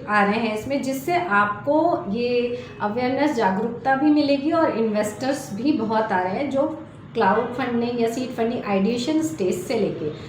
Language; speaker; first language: Hindi; non-native, local second language; Gujarati